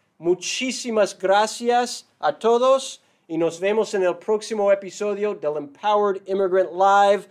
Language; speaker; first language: Spanish; non-native, fluent; English